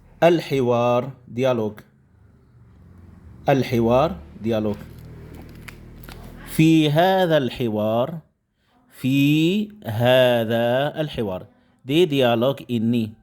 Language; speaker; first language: Arabic; non-native, fluent; Indonesian